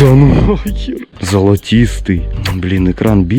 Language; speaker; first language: Russian; native; Russian